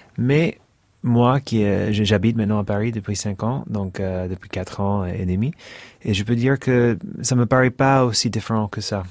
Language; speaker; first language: French; non-native, fluent; English